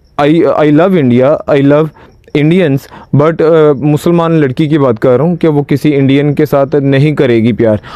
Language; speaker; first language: Urdu; non-native, local second language; Punjabi